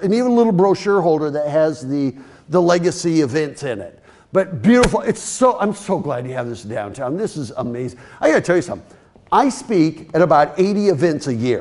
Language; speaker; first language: English; native; English